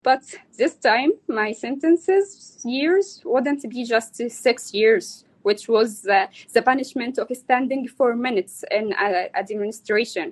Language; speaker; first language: English; non-native, learner; Arabic